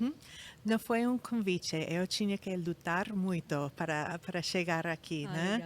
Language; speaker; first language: Portuguese; non-native, fluent; English